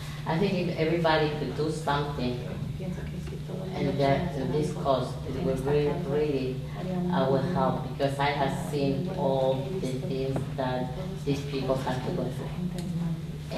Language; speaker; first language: English; non-native, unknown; Spanish